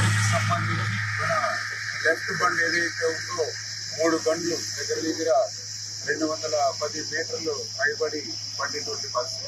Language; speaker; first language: Telugu; native; Telugu